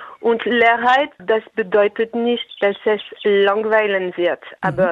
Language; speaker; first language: German; non-native, fluent; French